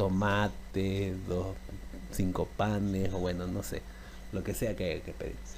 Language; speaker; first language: Spanish; native; Spanish